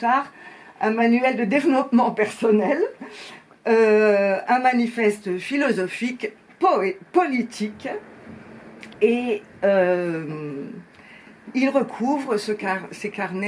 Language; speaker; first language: French; native; French